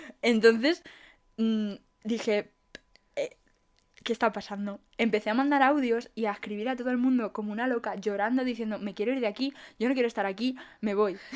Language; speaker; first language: Spanish; native; Spanish